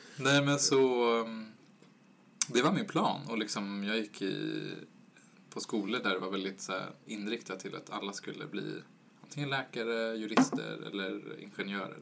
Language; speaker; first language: Swedish; native; Swedish